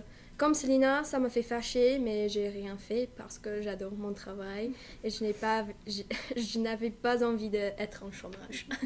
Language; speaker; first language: French; non-native, fluent; English